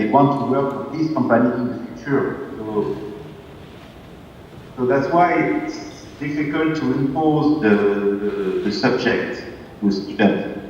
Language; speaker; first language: English; non-native, fluent; French